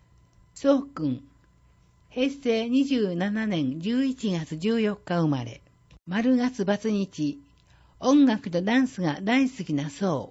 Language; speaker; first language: Japanese; native; Japanese